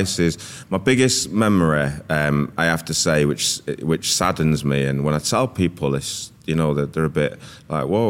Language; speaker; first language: English; native; English